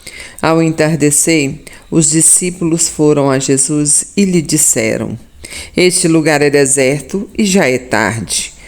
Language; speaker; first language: Portuguese; native; Portuguese